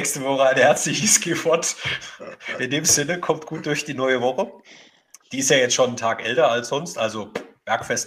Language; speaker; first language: German; native; German